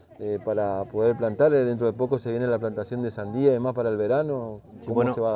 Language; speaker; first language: Spanish; native; Spanish